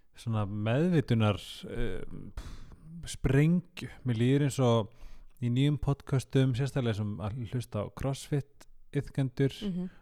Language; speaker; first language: Icelandic; native; Icelandic